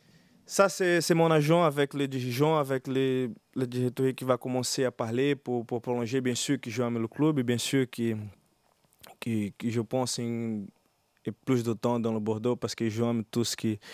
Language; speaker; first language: French; non-native, learner; Portuguese